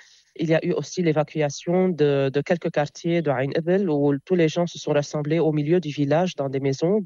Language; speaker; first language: French; non-native, local second language; Arabic